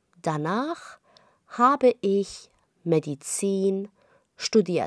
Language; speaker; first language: German; non-native, fluent; Persian